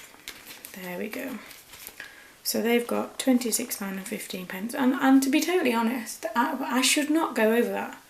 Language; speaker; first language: English; native; English